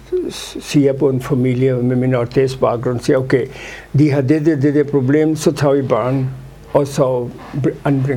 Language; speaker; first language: Danish; non-native, fluent; Urdu